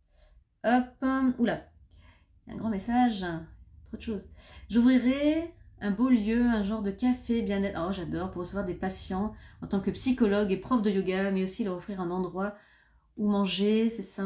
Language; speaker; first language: French; native; French